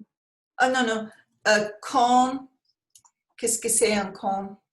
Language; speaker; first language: French; non-native, learner; English